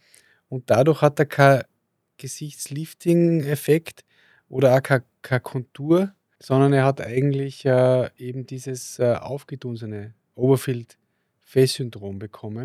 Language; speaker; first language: German; native; German